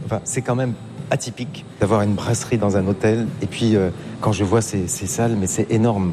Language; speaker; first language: French; native; French